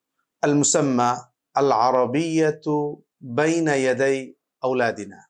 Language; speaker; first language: Arabic; non-native, fluent; Bangla